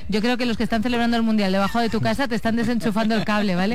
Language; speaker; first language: Spanish; native; Spanish